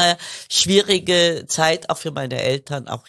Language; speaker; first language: German; early bilingual, other home language; Kurdish